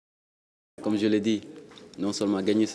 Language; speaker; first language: French; non-native, local second language; Wolof